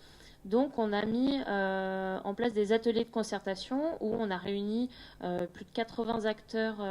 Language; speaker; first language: French; native; French